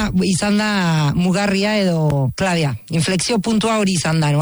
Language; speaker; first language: Basque; non-native, fluent; Spanish